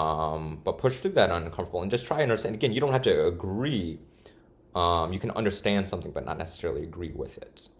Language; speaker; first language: English; native; English